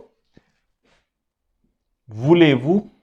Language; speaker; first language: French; non-native, fluent; Hindi